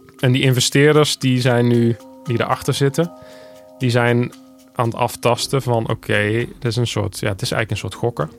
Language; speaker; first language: Dutch; native; Dutch